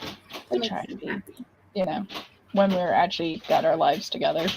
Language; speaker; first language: English; native; English